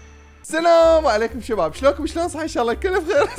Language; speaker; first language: Arabic; native; Arabic